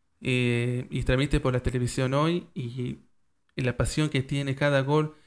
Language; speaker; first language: Spanish; early bilingual, heritage; Spanish